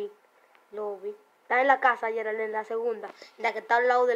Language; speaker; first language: Spanish; native; Spanish